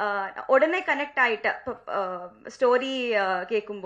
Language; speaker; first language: Tamil; non-native, learner; Telugu